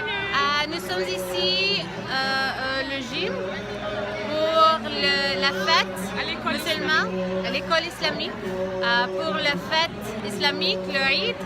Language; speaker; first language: French; non-native, learner; English